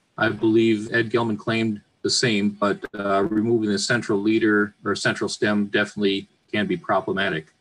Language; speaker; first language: English; native; English